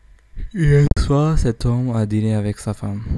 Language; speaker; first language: French; non-native, learner; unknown